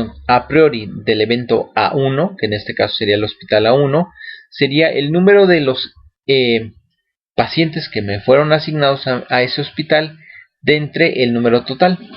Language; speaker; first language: Spanish; native; Spanish